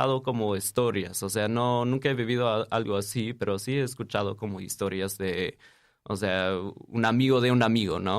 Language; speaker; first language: Spanish; non-native, fluent; English